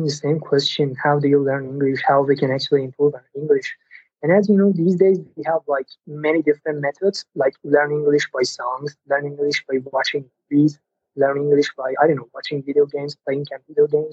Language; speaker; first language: English; non-native, fluent; Persian